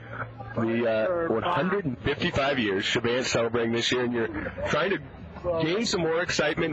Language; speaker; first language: English; native; English